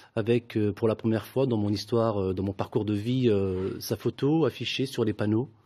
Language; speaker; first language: French; native; French